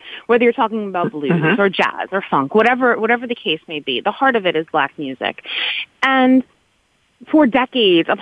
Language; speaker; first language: English; native; English